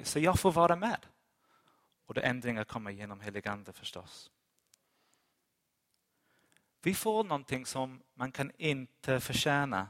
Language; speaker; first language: Swedish; non-native, fluent; English